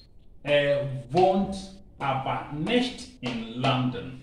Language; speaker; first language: German; non-native, learner; Akan